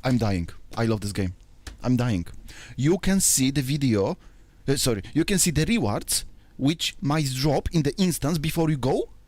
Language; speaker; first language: English; non-native, fluent; Polish